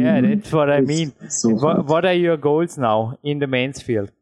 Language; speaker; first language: English; non-native, fluent; German